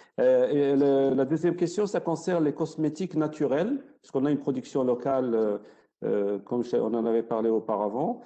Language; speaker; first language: French; non-native, local second language; Arabic